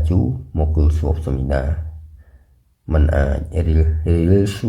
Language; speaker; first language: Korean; non-native, fluent; Khmer